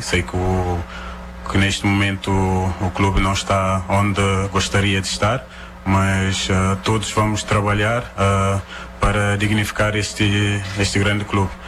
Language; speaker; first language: Portuguese; non-native, local second language; Kabuverdianu